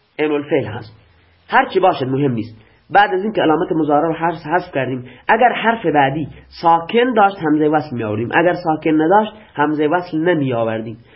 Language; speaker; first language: Persian; non-native, local second language; Baluchi